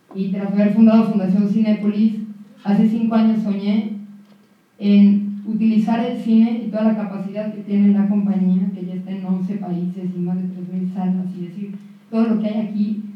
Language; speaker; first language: Spanish; native; Spanish